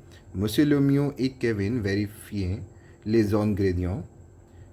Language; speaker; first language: French; non-native, fluent; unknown